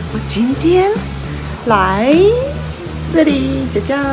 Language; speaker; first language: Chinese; non-native, learner; Japanese